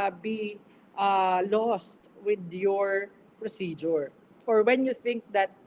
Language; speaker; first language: English; non-native, local second language; Filipino